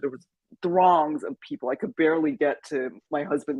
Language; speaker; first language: English; native; English